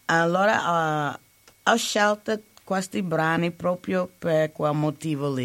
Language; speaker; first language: Italian; non-native, learner; English